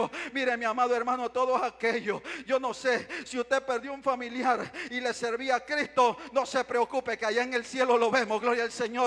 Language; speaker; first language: Spanish; native; Spanish